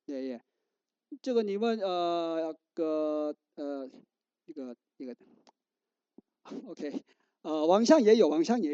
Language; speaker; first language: Chinese; non-native, learner; Korean